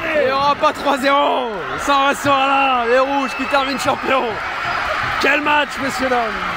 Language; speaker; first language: French; native; French